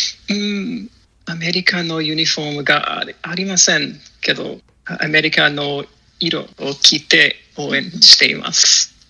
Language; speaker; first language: Japanese; non-native, learner; English